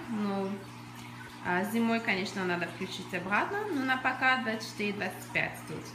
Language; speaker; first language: Russian; early bilingual, other home language; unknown